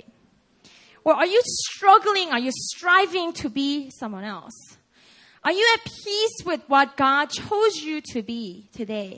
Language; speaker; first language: English; non-native, fluent; Korean